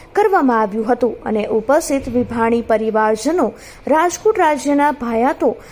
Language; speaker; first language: Gujarati; native; Gujarati